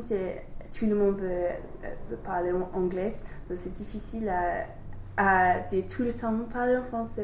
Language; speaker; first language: French; non-native, learner; English